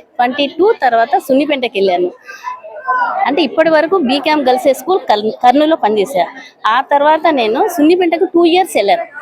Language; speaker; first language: Telugu; native; Telugu